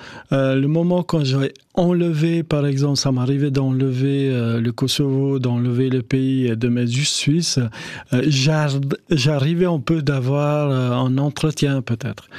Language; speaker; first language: French; non-native, fluent; Albanian